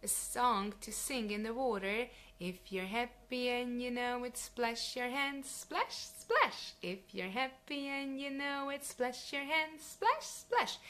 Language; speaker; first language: English; non-native, fluent; Hungarian